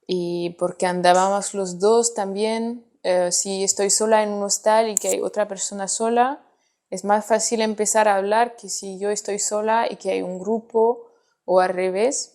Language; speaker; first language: Spanish; non-native, fluent; French